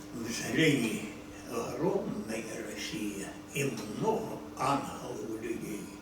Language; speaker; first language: Russian; non-native, local second language; Ukrainian